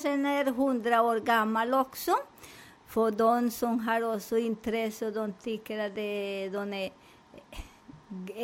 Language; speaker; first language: Swedish; non-native, learner; Spanish